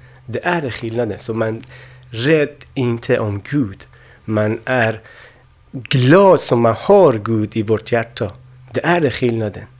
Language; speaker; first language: Swedish; non-native, learner; Persian